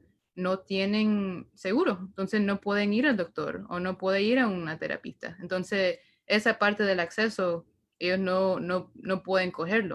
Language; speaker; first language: Spanish; early bilingual, heritage; Spanish